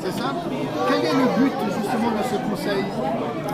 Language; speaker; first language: French; native; French